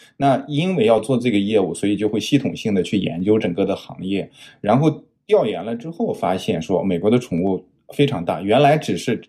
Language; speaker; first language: Chinese; native; Chinese